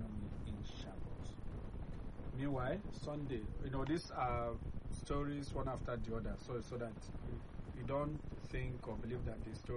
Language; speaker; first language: English; non-native, local second language; Yoruba